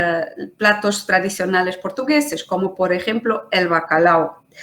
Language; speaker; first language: Spanish; non-native, fluent; Portuguese